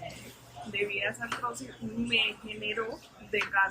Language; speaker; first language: Spanish; native; Spanish